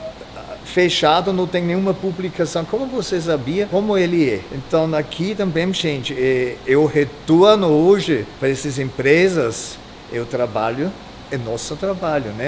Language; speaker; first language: Portuguese; non-native, fluent; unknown